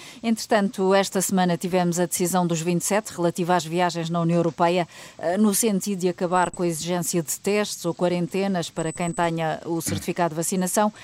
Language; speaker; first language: Portuguese; native; Portuguese